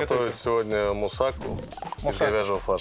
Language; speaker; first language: Russian; native; Russian